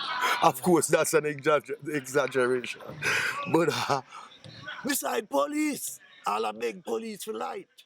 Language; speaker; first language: English; native; English